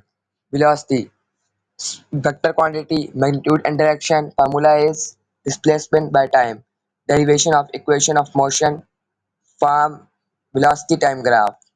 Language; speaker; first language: English; non-native, local second language; Urdu